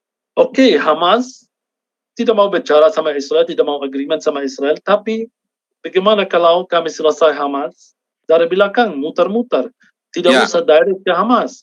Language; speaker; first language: Indonesian; non-native, fluent; Arabic